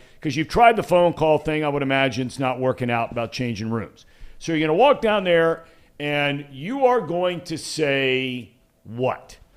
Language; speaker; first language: English; native; English